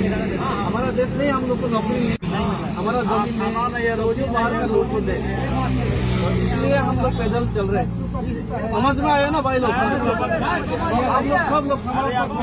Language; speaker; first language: Hindi; non-native, local second language; Kok Borok